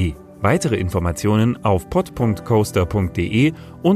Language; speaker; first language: German; native; German